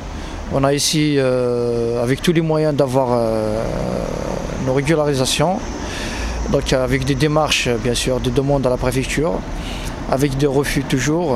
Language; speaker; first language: French; non-native, local second language; Arabic